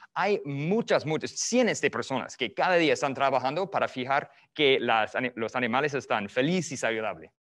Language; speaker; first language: Spanish; non-native, fluent; English